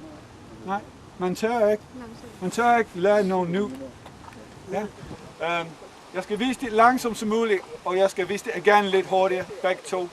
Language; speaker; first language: Danish; non-native, fluent; English